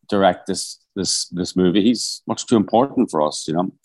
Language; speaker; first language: English; native; English